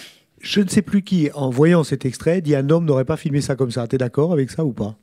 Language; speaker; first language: French; native; French